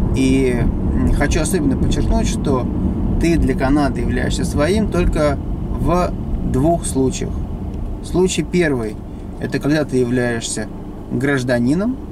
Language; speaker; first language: Russian; native; Russian